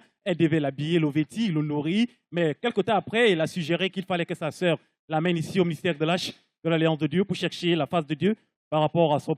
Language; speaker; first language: French; non-native, local second language; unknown